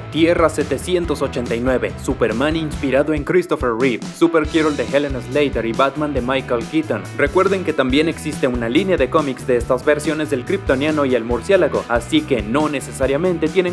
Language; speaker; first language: Spanish; native; Spanish